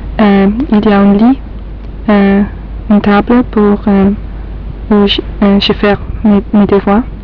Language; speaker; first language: French; non-native, learner; Polish